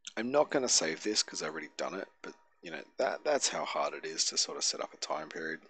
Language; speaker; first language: English; native; English